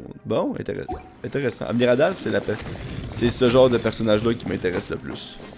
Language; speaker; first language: French; native; French